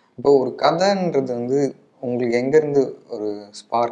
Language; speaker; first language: Tamil; native; Tamil